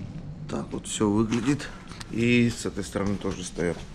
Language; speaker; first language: Russian; native; Russian